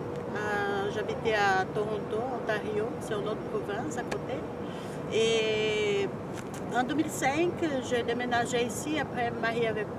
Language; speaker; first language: French; non-native, fluent; Portuguese